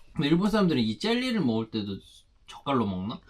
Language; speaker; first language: Korean; native; Korean